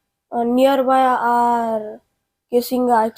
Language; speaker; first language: English; non-native, learner; Odia